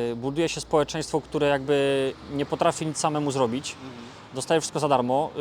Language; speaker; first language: Polish; native; Polish